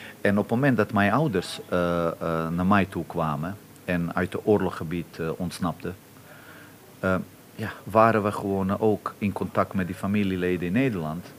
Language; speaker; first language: Dutch; non-native, fluent; Bosnian